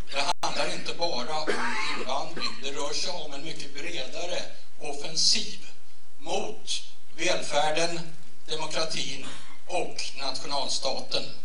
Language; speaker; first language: Swedish; native; Swedish